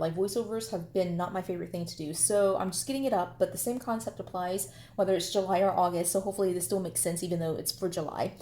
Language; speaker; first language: English; native; English